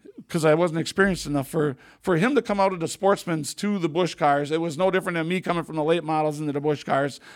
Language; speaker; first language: English; native; English